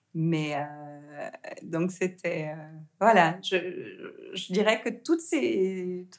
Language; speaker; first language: French; native; French